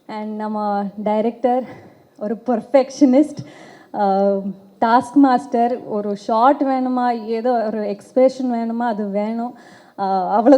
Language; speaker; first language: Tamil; non-native, learner; Kannada